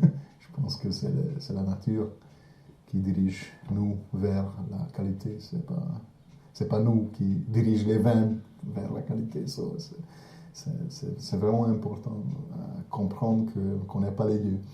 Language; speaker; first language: French; non-native, fluent; Hungarian